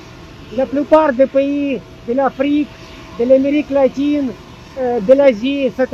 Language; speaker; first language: French; non-native, fluent; Russian